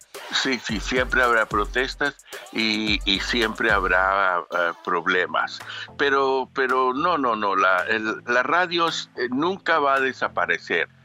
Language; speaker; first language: Spanish; native; Spanish